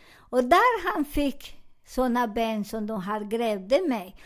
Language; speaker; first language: Swedish; non-native, learner; Spanish